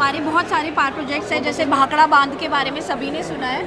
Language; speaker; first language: Hindi; native; Hindi